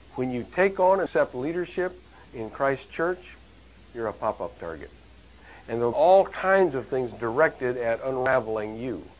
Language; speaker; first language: English; native; English